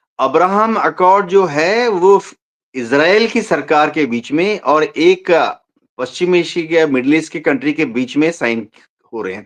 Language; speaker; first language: Hindi; non-native, local second language; Bangla